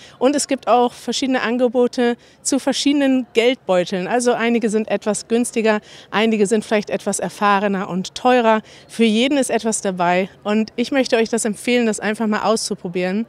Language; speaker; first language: German; native; German